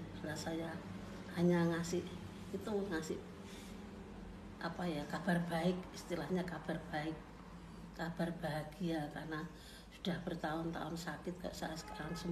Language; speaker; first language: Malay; non-native, local second language; Javanese